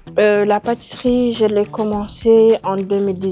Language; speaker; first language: French; non-native, local second language; Wolof